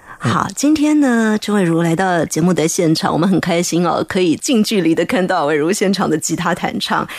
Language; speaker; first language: Chinese; native; Chinese